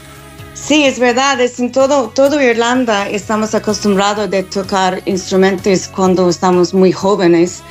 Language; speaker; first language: Spanish; non-native, fluent; English